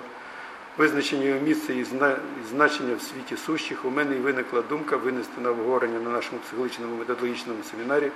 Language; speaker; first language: Ukrainian; native; Ukrainian